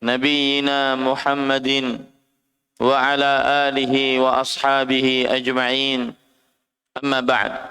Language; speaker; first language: Arabic; non-native, fluent; Indonesian